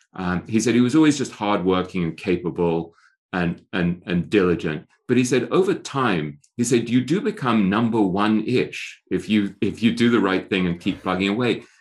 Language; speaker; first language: English; native; English